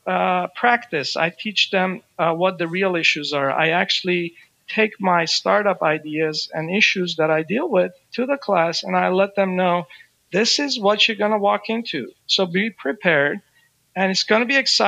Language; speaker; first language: English; non-native, fluent; Persian